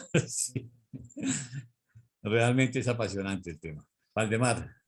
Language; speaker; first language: Spanish; native; Spanish